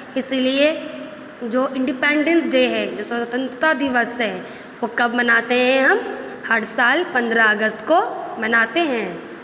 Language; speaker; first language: Hindi; native; Hindi